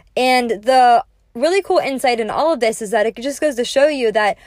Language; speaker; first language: English; native; English